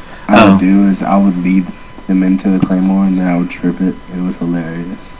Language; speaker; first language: English; native; English